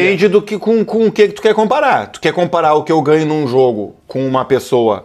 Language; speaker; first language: Portuguese; native; Portuguese